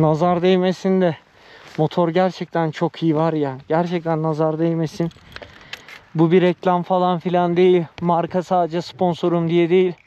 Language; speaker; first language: Turkish; native; Turkish